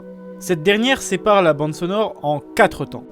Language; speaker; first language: French; native; French